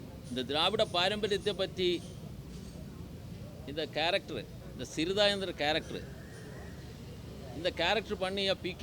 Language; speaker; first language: Tamil; non-native, learner; Malayalam